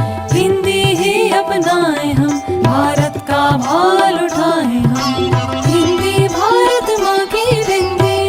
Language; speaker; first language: Hindi; non-native, local second language; Malayalam